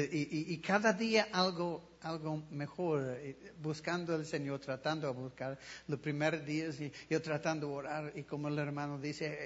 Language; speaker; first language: Spanish; non-native, learner; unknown